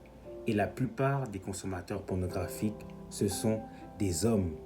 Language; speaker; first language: French; native; French